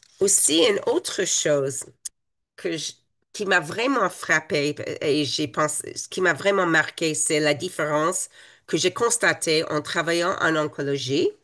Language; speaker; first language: French; non-native, fluent; English